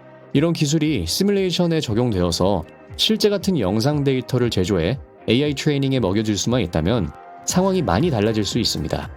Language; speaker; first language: Korean; native; Korean